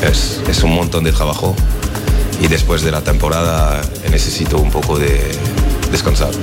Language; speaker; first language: Spanish; non-native, learner; French